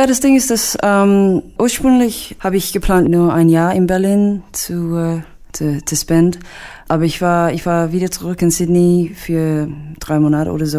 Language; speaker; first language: German; non-native, learner; English